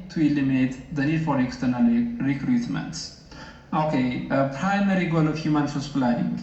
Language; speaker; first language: English; non-native, local second language; Amharic